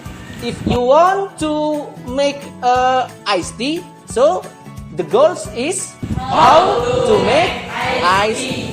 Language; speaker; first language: English; non-native, learner; Indonesian